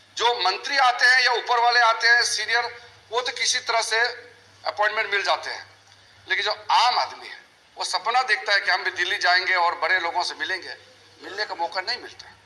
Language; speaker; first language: Hindi; non-native, local second language; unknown